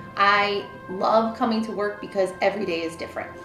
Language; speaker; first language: English; native; English